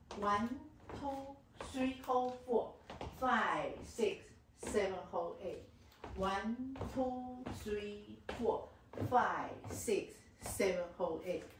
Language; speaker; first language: English; non-native, learner; Chinese